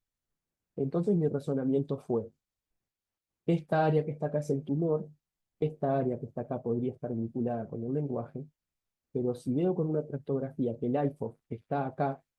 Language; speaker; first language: Spanish; native; Spanish